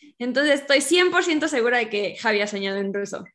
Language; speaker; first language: Spanish; native; Spanish